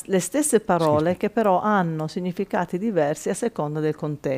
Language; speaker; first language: Italian; native; Italian